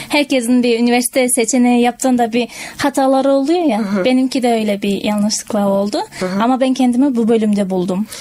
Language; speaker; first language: Turkish; non-native, fluent; Kazakh